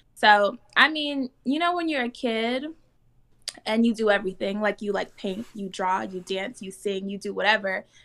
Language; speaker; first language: English; native; English